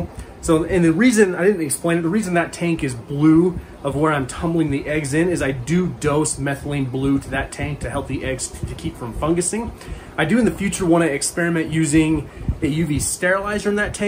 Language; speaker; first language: English; native; English